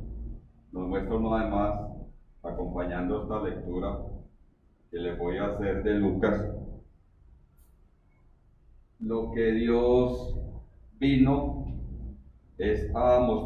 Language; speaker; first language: Spanish; native; Spanish